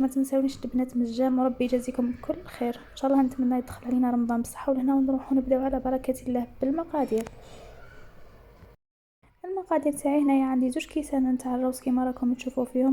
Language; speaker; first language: Arabic; native; Arabic